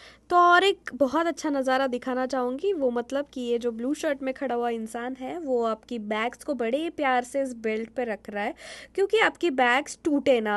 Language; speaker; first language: Hindi; non-native, local second language; Marathi